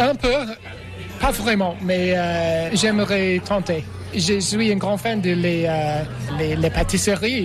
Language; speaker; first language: French; non-native, learner; English